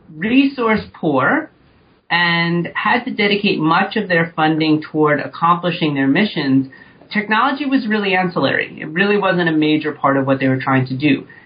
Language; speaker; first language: English; native; English